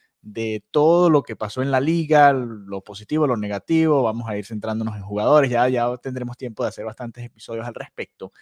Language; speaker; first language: Spanish; native; Spanish